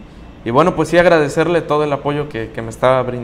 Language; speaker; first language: Spanish; native; Spanish